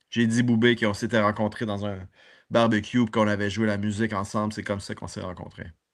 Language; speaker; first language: French; native; French